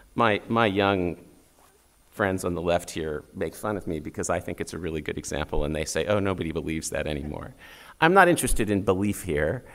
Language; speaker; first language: English; native; English